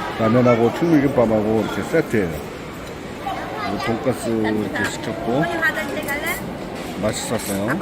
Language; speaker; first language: Korean; native; Korean